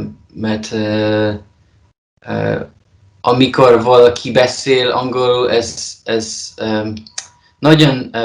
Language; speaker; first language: Hungarian; non-native, learner; Polish